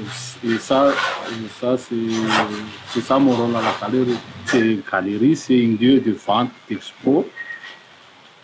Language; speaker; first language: French; non-native, local second language; Malagasy